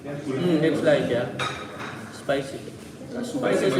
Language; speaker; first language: English; non-native, local second language; Filipino